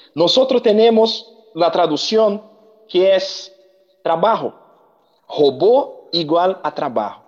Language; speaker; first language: Spanish; non-native, learner; Portuguese